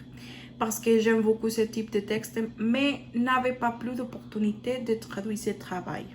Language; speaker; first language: French; non-native, learner; Spanish